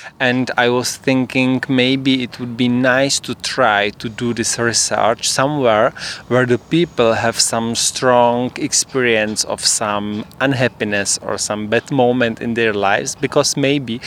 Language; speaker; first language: English; non-native, fluent; Czech